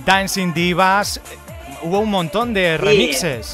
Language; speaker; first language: Spanish; native; Spanish